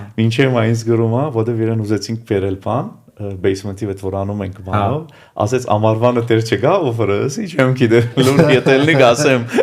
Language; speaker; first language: Armenian; early bilingual, heritage; Armenian